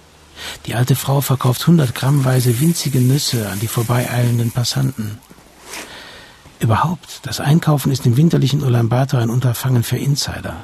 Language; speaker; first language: German; native; German